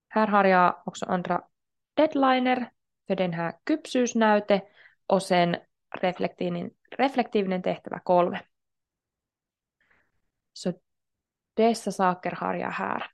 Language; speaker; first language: Swedish; non-native, local second language; Finnish